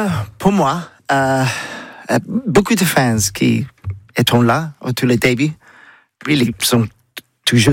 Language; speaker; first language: French; non-native, learner; English